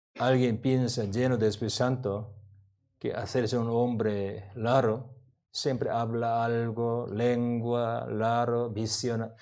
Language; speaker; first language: Spanish; non-native, learner; Korean